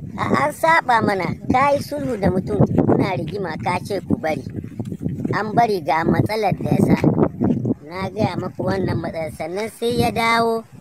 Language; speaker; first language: Hausa; non-native, local second language; Fula